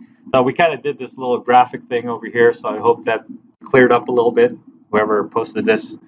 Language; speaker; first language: English; native; English